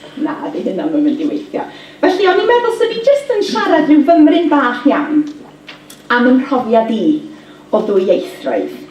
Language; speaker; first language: Welsh; native; Welsh